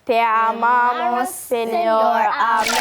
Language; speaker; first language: Spanish; non-native, learner; English